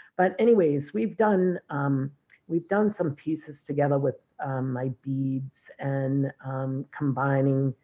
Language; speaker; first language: English; native; English